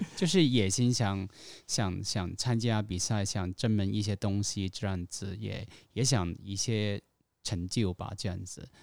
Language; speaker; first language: Chinese; non-native, fluent; Cantonese